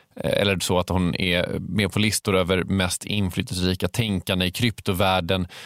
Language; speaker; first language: Swedish; native; Swedish